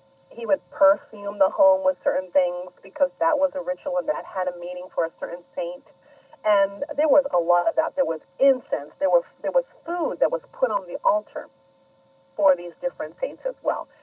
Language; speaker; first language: English; early bilingual, other home language; Spanish